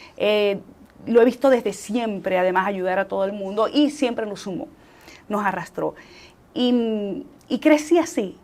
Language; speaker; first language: Spanish; native; Spanish